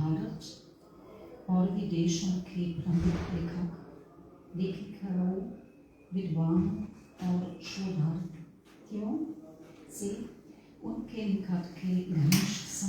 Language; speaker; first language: Hindi; non-native, fluent; German